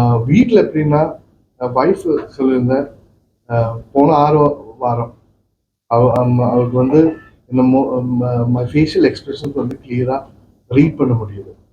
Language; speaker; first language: Tamil; non-native, local second language; Malayalam